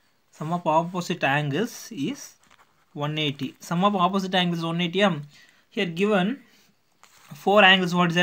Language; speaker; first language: English; non-native, local second language; Tamil